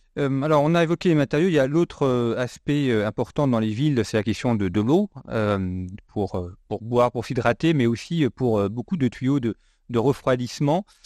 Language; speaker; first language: French; native; French